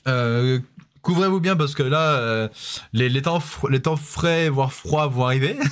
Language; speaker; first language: French; native; French